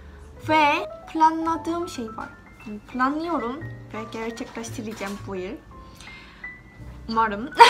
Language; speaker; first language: Turkish; non-native, fluent; Korean